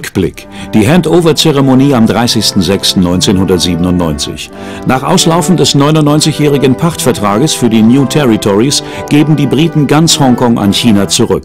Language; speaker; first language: German; native; German